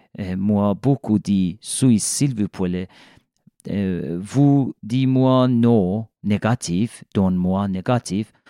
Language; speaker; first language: French; non-native, learner; Persian